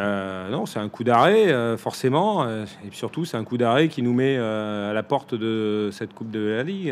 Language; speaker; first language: French; native; French